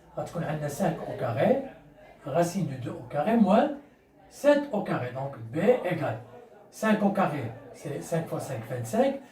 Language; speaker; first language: French; non-native, local second language; Arabic